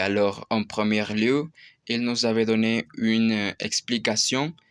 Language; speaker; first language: French; non-native, learner; Spanish